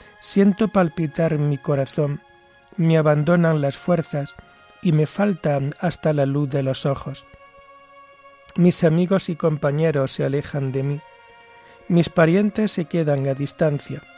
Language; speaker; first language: Spanish; native; Spanish